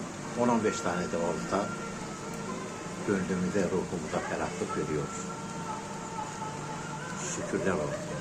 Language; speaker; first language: Turkish; native; Turkish